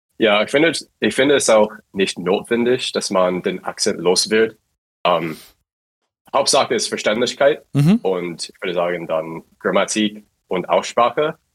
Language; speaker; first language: German; non-native, fluent; English